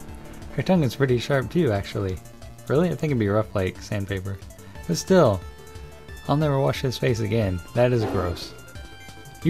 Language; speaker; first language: English; native; English